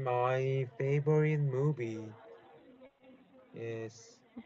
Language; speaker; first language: English; non-native, learner; Korean